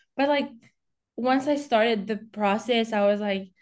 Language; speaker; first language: English; non-native, fluent; Spanish